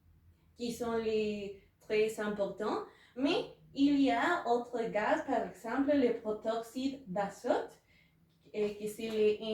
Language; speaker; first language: French; non-native, learner; Spanish